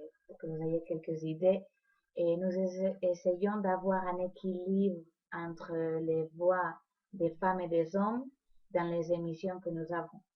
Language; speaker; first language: French; non-native, fluent; Spanish